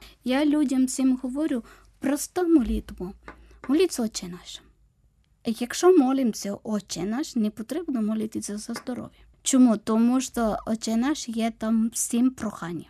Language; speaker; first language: Ukrainian; non-native, fluent; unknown